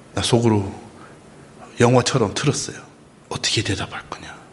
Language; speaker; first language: Korean; non-native, learner; English